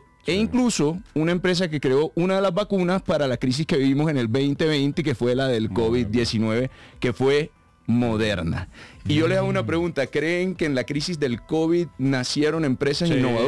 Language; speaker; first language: Spanish; native; Spanish